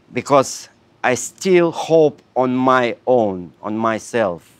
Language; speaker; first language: English; non-native, learner; Russian